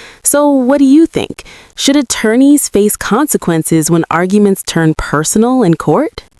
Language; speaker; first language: English; native; English